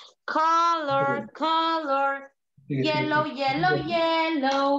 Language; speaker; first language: English; non-native, learner; Spanish